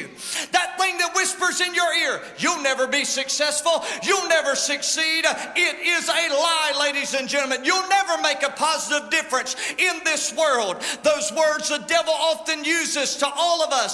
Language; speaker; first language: English; native; English